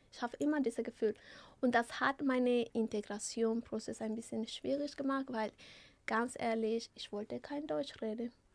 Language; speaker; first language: German; non-native, fluent; Spanish